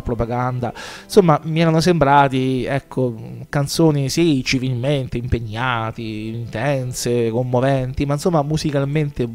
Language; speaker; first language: Italian; native; Italian